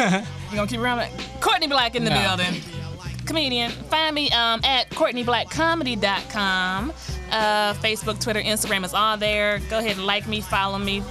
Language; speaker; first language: English; native; English